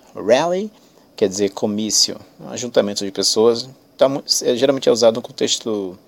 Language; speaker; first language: Portuguese; native; Portuguese